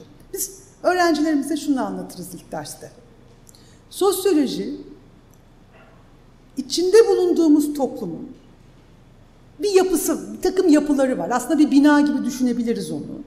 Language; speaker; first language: Turkish; native; Turkish